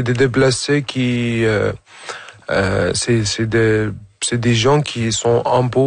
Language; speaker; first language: French; non-native, fluent; Arabic